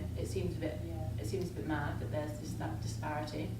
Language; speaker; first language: English; native; English